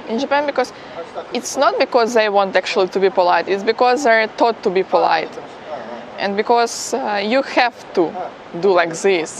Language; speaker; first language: English; non-native, fluent; Ukrainian